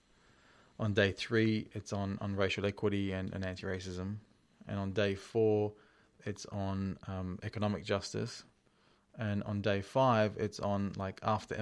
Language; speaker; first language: English; native; English